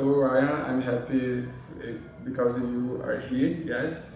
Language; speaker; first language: English; non-native, learner; Portuguese